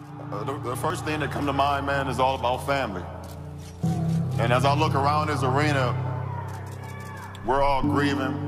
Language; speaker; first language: English; native; English